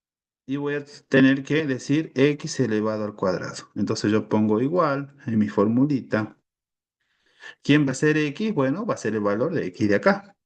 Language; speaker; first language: Spanish; native; Spanish